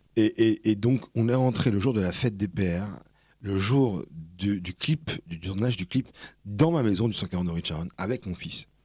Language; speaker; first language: French; early bilingual, other home language; Spanish